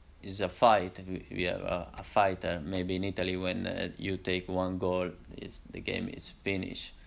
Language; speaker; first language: English; non-native, learner; Italian